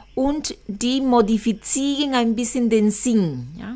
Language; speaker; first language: German; non-native, fluent; Spanish